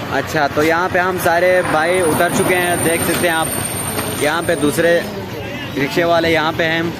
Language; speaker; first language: Urdu; non-native, local second language; Balti